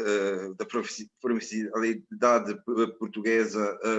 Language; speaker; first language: Portuguese; non-native, fluent; Croatian